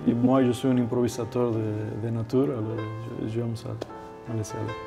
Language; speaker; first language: French; non-native, fluent; Spanish